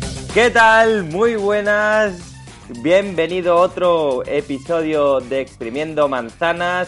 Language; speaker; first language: Spanish; native; Spanish